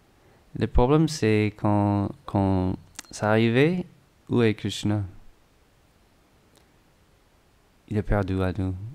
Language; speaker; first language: French; non-native, learner; English